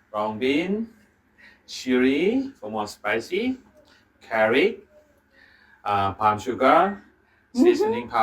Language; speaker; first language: English; non-native, learner; Thai